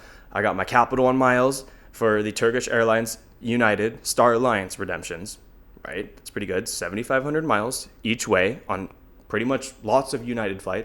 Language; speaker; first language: English; native; English